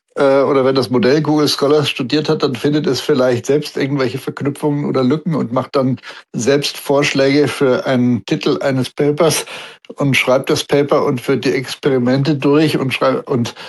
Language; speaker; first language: German; native; German